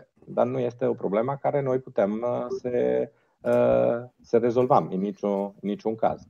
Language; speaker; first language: Romanian; non-native, fluent; Italian